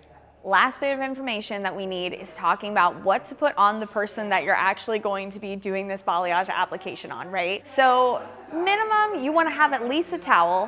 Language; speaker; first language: English; native; English